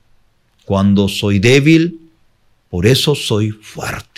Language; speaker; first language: Spanish; non-native, fluent; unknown